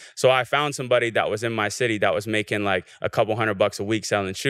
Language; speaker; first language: English; native; English